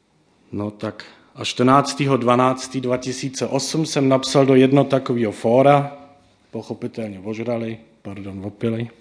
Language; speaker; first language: Czech; non-native, fluent; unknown